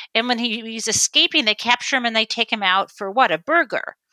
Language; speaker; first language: English; native; English